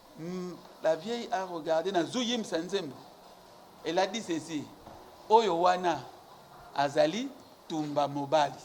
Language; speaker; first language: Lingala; native; Lingala